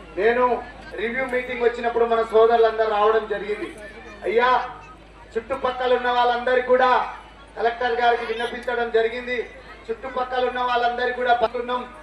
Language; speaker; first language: Telugu; non-native, local second language; Lambadi